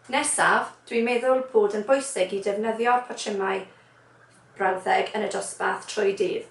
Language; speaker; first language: Welsh; non-native, local second language; English